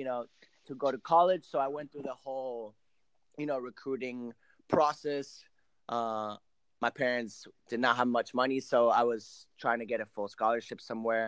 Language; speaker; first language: English; early bilingual, other home language; Spanish